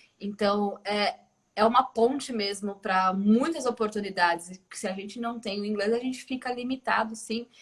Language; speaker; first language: Portuguese; native; Portuguese